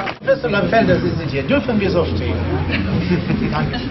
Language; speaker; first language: German; non-native, fluent; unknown